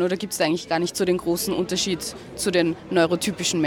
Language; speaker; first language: German; native; German